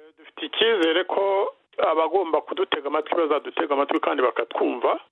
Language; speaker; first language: Kinyarwanda; native; Kinyarwanda